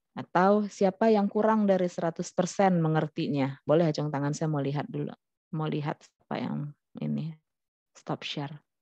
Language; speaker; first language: Indonesian; non-native, local second language; Minangkabau